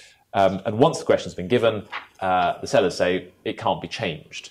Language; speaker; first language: English; native; English